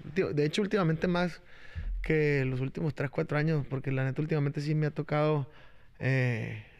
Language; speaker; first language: Spanish; native; Spanish